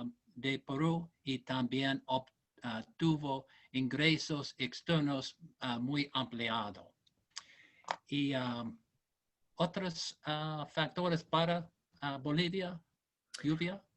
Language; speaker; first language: Spanish; non-native, learner; English